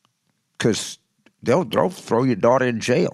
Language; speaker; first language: English; native; English